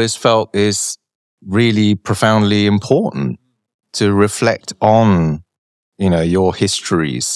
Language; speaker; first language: English; native; English